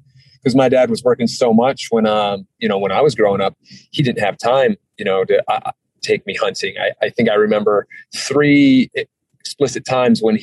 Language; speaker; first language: English; native; English